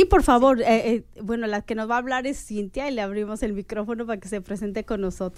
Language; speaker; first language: Spanish; native; Spanish